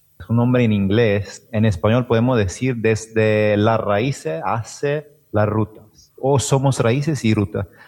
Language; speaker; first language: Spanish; non-native, fluent; Italian